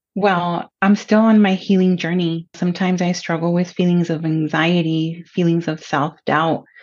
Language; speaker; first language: English; early bilingual, other home language; Spanish